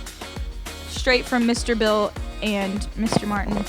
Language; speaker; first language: English; native; English